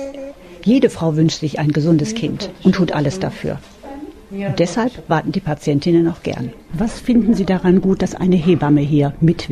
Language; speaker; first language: German; native; German